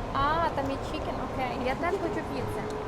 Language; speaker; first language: Ukrainian; native; Ukrainian